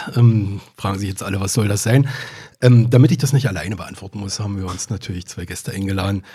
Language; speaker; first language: German; native; German